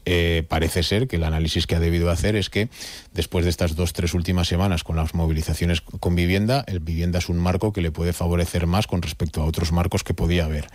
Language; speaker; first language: Spanish; native; Spanish